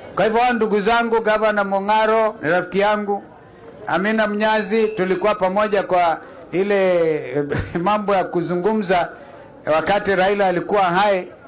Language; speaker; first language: Swahili; non-native, local second language; Kamba